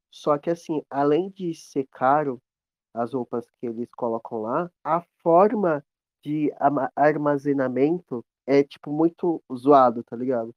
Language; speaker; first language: Portuguese; native; Portuguese